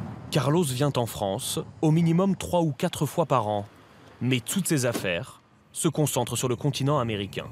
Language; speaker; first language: French; native; French